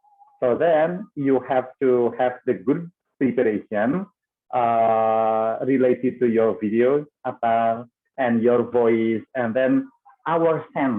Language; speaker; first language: English; non-native, fluent; Indonesian